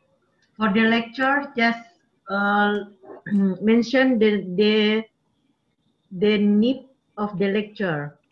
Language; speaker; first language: English; non-native, learner; Indonesian